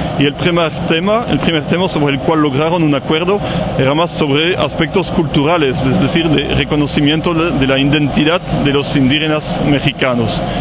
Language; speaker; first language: Spanish; non-native, fluent; French